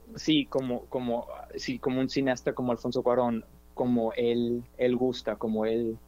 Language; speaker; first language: Spanish; early bilingual, heritage; Spanish